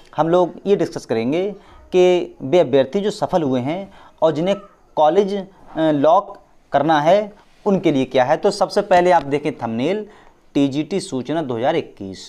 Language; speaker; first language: Hindi; native; Hindi